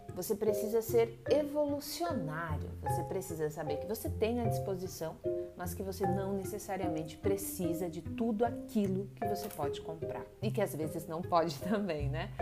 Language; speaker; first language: Portuguese; native; Portuguese